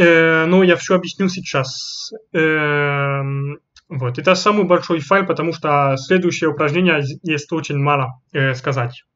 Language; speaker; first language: Russian; non-native, fluent; French